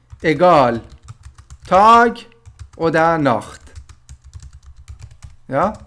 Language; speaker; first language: German; non-native, fluent; Persian